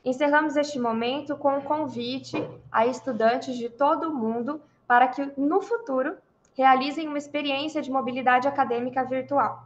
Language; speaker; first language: Portuguese; native; Portuguese